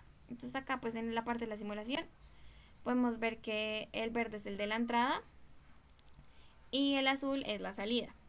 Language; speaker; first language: Spanish; native; Spanish